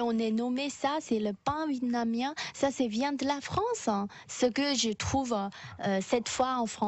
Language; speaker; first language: French; non-native, learner; Chinese